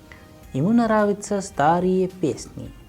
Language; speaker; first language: Russian; non-native, fluent; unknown